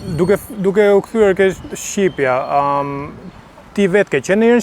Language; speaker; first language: Albanian; native; Albanian